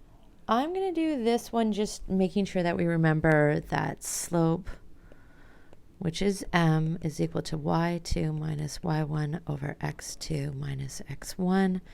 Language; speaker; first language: English; native; English